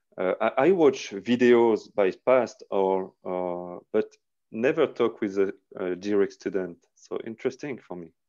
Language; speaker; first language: English; non-native, learner; French